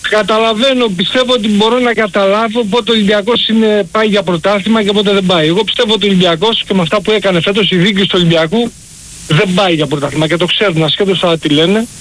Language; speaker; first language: Greek; early bilingual, heritage; Greek